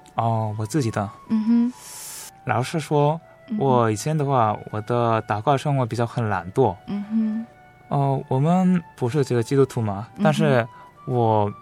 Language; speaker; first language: Chinese; non-native, learner; Korean